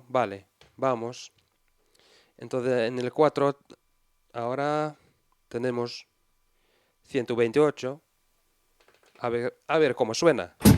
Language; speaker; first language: Spanish; non-native, fluent; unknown